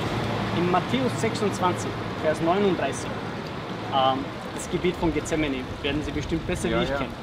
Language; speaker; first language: German; early bilingual, other home language; Bosnian